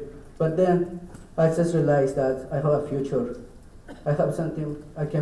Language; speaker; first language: English; non-native, learner; Kʼicheʼ